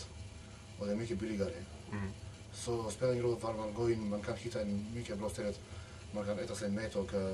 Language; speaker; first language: Swedish; non-native, fluent; Macedonian